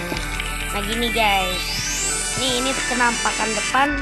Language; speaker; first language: Indonesian; native; Indonesian